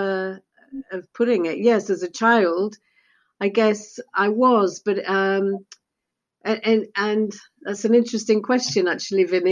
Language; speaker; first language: English; early bilingual, other home language; Spanish